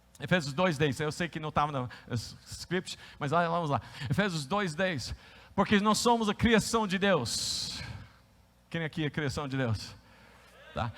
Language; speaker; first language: Portuguese; non-native, fluent; English